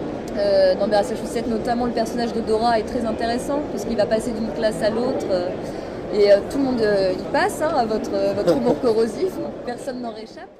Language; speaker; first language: French; native; French